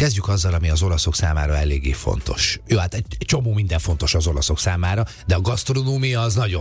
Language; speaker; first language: Hungarian; native; Hungarian